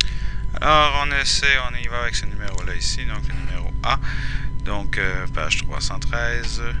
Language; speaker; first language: French; native; French